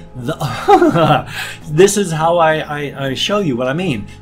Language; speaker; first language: English; native; English